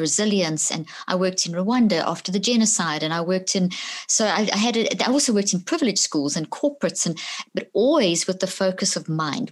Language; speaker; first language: English; native; English